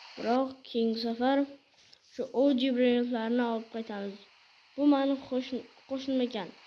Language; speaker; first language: Uzbek; non-native, local second language; Kara-Kalpak